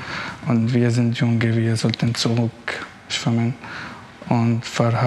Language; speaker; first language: German; non-native, learner; Arabic